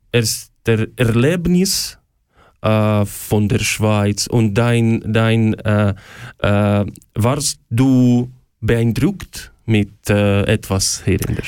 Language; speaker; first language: German; non-native, learner; Ukrainian